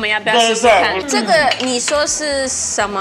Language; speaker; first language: Chinese; non-native, fluent; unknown